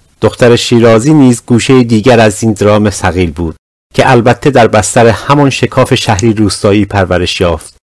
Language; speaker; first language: Persian; non-native, local second language; Azerbaijani